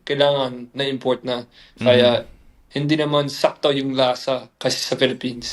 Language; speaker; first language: Filipino; non-native, fluent; English